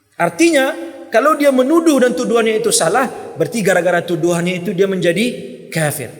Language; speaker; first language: Malay; non-native, local second language; Minangkabau